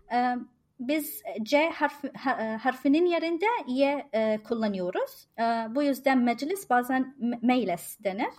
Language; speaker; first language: Turkish; non-native, fluent; Arabic